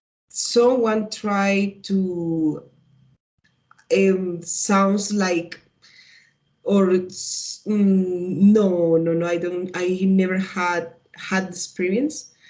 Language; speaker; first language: English; non-native, learner; Spanish